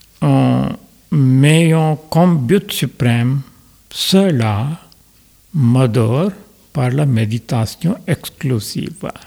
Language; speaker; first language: French; non-native, fluent; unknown